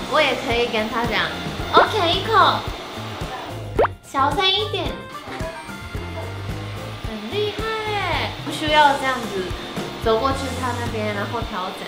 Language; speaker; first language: Chinese; non-native, fluent; Japanese